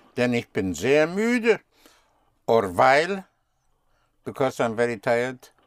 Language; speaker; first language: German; non-native, fluent; English